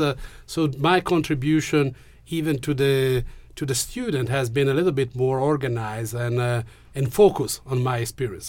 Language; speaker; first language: English; non-native, fluent; Italian